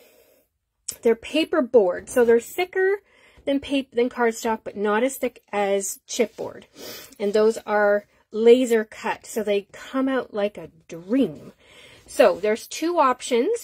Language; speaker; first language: English; native; English